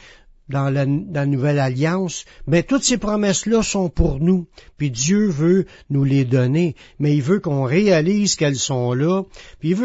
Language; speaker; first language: French; native; French